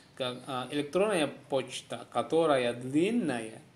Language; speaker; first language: Russian; non-native, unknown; Indonesian